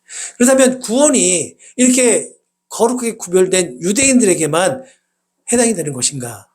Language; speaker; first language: Korean; native; Korean